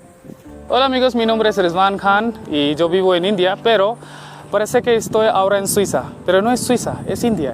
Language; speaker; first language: Spanish; non-native, learner; Hindi